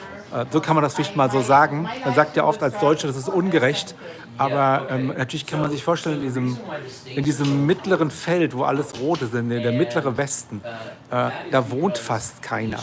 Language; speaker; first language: German; native; German